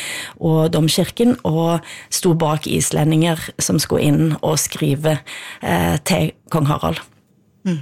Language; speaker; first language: Norwegian; native; Norwegian